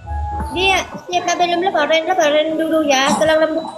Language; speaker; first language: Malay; non-native, learner; Vietnamese